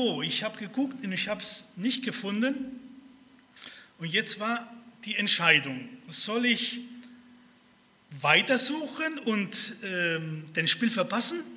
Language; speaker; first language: German; early bilingual, other home language; Spanish